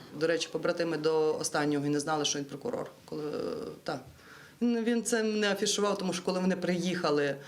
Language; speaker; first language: Ukrainian; native; Ukrainian